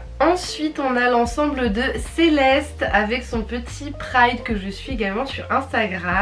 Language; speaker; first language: French; native; French